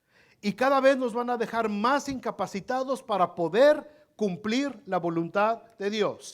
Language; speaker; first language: Spanish; native; Spanish